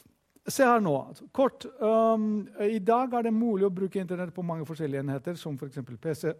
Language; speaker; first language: Norwegian; non-native, fluent; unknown